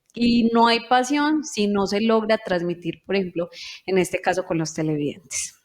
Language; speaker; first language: Spanish; native; Spanish